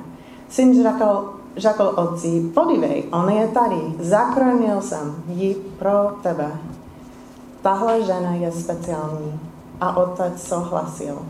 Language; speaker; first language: Czech; non-native, fluent; English